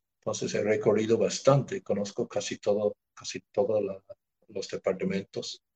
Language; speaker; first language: Spanish; non-native, fluent; English